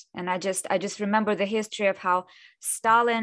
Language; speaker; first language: English; non-native, fluent; Russian